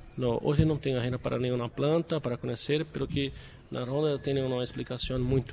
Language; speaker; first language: Spanish; non-native, learner; Portuguese